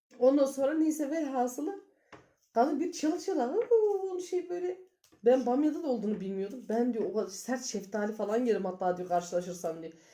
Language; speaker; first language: Turkish; native; Turkish